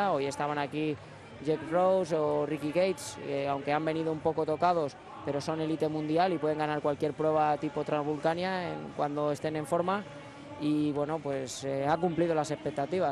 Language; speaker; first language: Spanish; native; Spanish